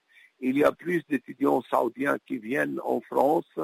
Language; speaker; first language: French; non-native, local second language; Arabic